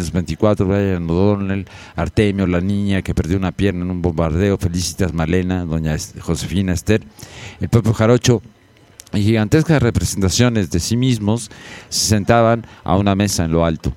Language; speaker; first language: Spanish; native; Spanish